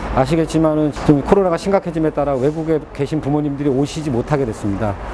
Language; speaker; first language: Korean; native; Korean